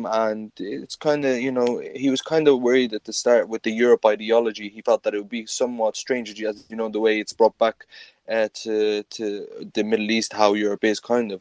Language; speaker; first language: English; native; English